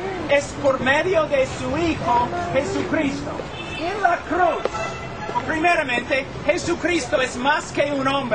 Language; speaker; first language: Spanish; non-native, fluent; English